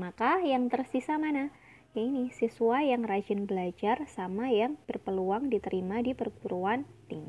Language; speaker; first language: Indonesian; native; Indonesian